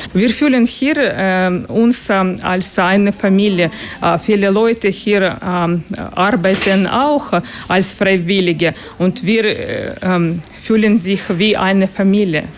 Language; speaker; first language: German; non-native, learner; Ukrainian